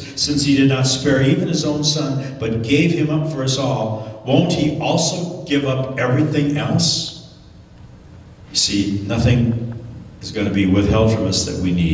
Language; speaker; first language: English; native; English